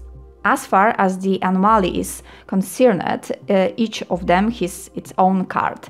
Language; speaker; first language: English; non-native, fluent; Polish